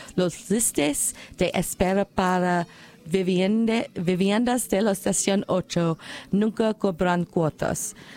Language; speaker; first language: Spanish; non-native, learner; English